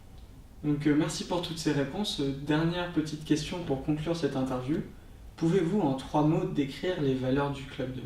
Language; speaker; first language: French; native; French